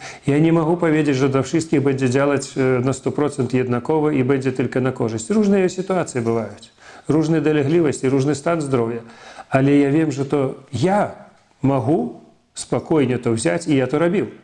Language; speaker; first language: Polish; non-native, fluent; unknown